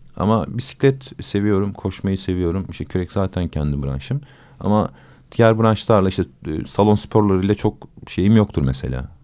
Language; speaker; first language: Turkish; native; Turkish